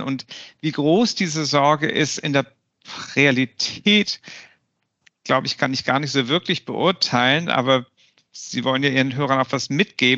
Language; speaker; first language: German; native; German